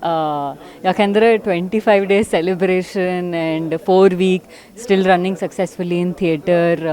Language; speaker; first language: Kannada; non-native, learner; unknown